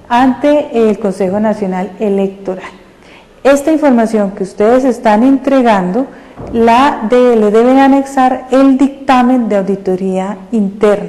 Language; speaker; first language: Spanish; native; Spanish